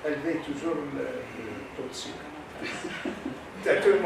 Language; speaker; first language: French; non-native, local second language; Arabic